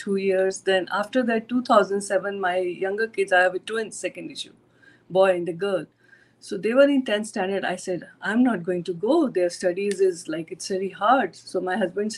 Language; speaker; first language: English; non-native, local second language; Hindi